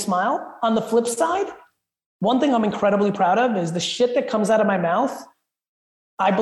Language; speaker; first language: English; early bilingual, other home language; Russian